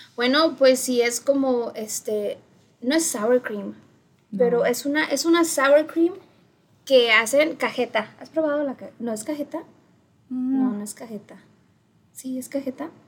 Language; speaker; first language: Spanish; early bilingual, other home language; English